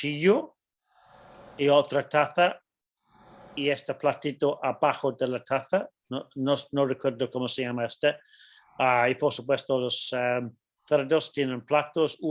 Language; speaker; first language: Spanish; non-native, fluent; English